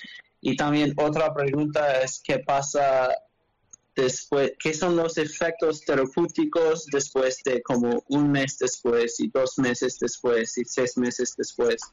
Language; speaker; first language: Spanish; non-native, learner; English